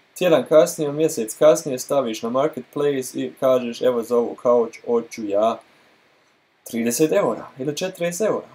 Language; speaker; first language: Croatian; early bilingual, heritage; Croatian